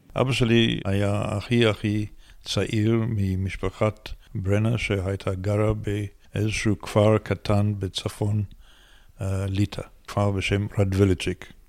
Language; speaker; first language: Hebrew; non-native, fluent; English